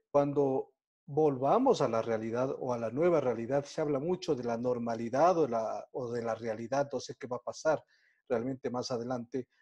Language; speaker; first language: Spanish; native; Spanish